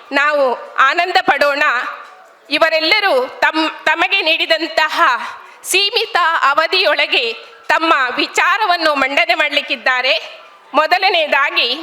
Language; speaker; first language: Kannada; native; Kannada